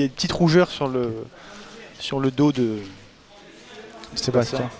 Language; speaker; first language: French; native; French